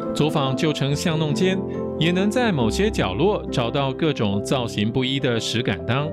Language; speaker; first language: Chinese; native; Chinese